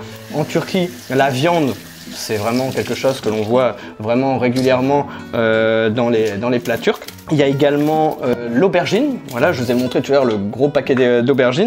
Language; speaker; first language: French; native; French